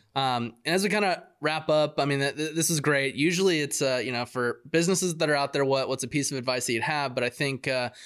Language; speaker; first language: English; native; English